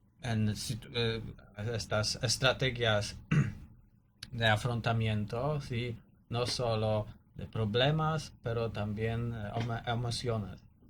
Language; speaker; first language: Spanish; non-native, learner; Polish